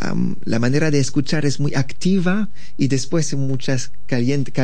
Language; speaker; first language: Spanish; non-native, learner; French